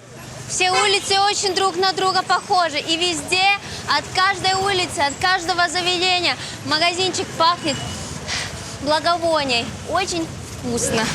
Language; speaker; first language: Russian; native; Russian